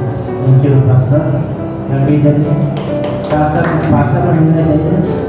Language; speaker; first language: Hindi; non-native, local second language; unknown